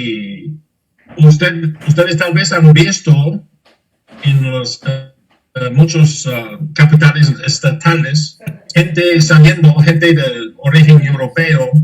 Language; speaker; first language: Spanish; non-native, fluent; English